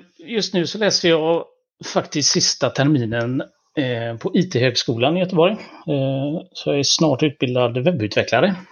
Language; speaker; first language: Swedish; native; Swedish